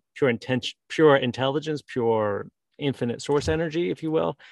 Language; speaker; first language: English; native; English